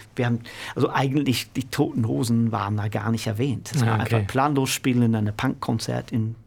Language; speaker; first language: German; non-native, fluent; English